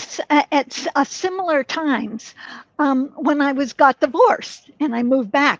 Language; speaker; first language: English; native; English